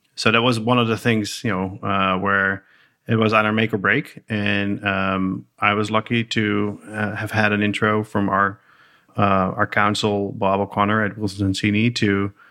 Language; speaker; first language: English; non-native, fluent; Dutch